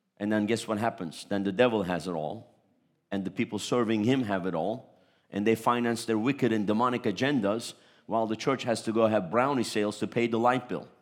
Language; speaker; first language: English; early bilingual, other home language; Turkish